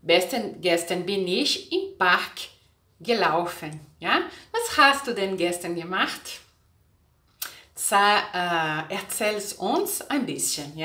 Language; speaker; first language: German; non-native, fluent; Portuguese